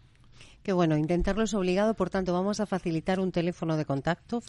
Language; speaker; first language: Spanish; native; Spanish